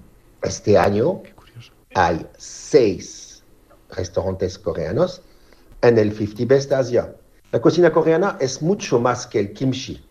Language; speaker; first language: Spanish; non-native, fluent; French